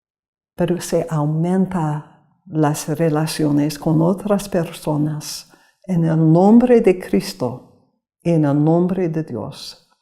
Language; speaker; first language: Spanish; non-native, learner; English